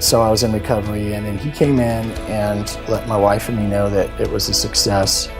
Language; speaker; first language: English; native; English